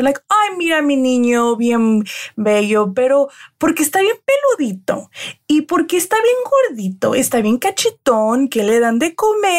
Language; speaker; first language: Spanish; early bilingual, other home language; English